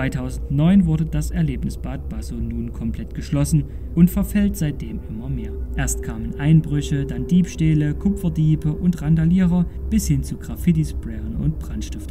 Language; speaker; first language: German; native; German